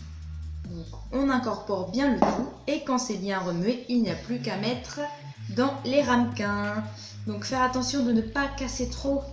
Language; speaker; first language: French; native; French